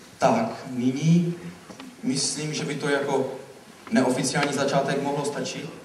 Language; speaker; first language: Czech; native; Czech